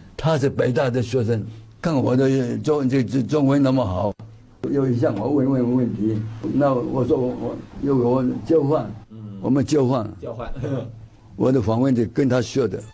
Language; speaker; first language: Chinese; native; Chinese